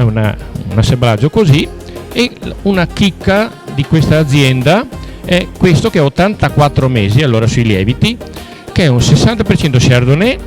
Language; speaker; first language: Italian; native; Italian